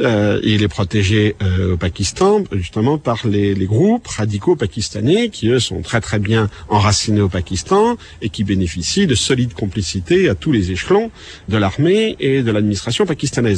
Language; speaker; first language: French; native; French